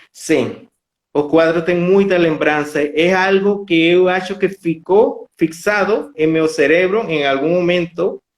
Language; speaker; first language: Portuguese; non-native, fluent; Spanish